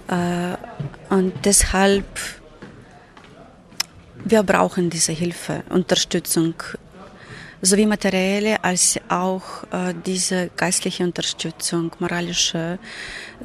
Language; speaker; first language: German; non-native, fluent; Ukrainian